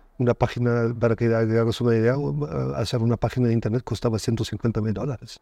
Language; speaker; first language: Spanish; non-native, fluent; German